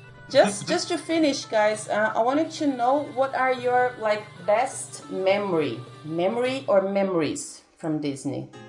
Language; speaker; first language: English; non-native, fluent; Portuguese